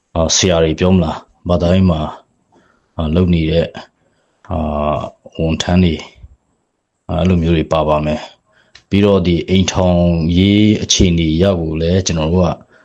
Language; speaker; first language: Burmese; non-native, local second language; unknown